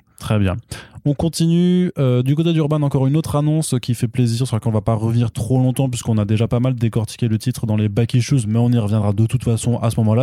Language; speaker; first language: French; native; French